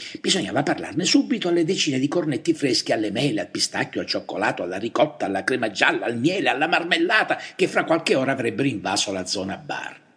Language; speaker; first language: Italian; native; Italian